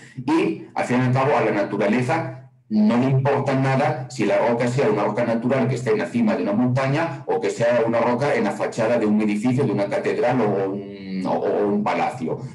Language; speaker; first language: Spanish; native; Spanish